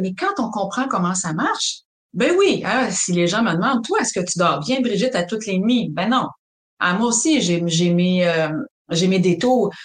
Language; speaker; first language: French; native; French